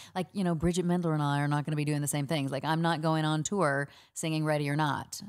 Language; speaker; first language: English; native; English